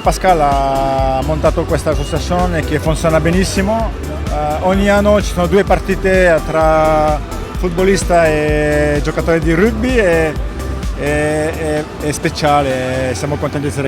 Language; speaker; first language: Italian; non-native, fluent; French